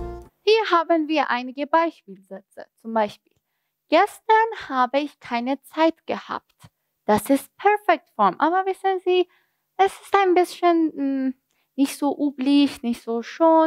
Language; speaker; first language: German; non-native, fluent; Persian